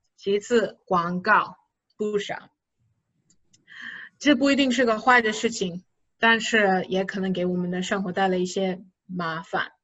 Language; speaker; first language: Chinese; non-native, fluent; English